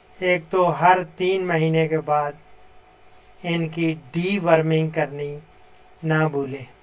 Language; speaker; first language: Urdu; non-native, local second language; Punjabi